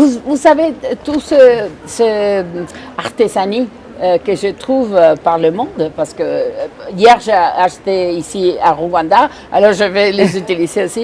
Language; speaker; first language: French; non-native, fluent; Spanish